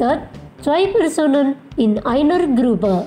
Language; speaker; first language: German; non-native, fluent; Indonesian